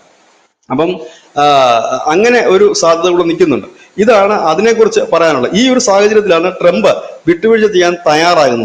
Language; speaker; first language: Malayalam; native; Malayalam